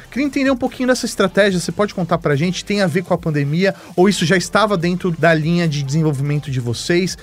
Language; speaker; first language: Portuguese; native; Portuguese